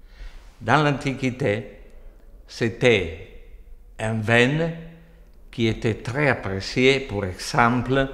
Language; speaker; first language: French; non-native, fluent; Italian